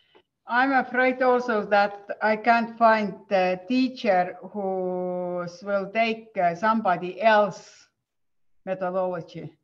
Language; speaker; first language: English; non-native, learner; Estonian